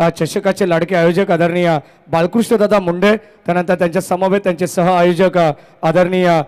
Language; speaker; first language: Marathi; native; Marathi